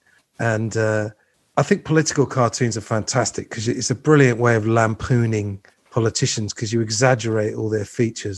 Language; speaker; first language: English; native; English